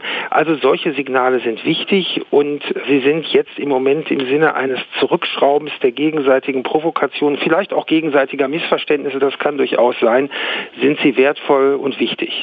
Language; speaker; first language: German; native; German